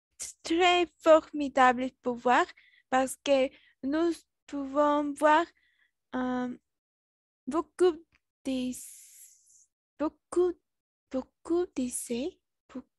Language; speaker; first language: French; non-native, learner; Spanish